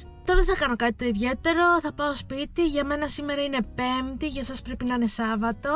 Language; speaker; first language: Greek; native; Greek